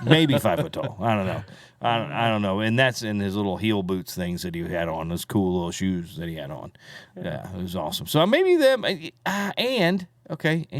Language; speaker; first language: English; native; English